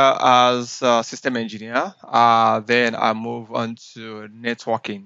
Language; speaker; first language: English; non-native, local second language; Yoruba